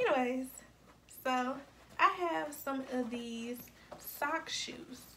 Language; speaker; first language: English; native; English